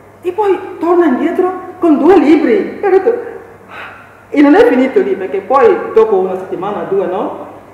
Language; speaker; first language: Italian; non-native, fluent; Igbo